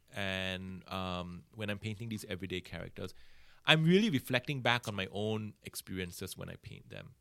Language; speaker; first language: English; native; English